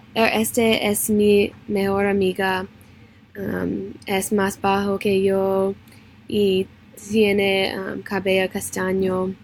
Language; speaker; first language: Spanish; non-native, learner; English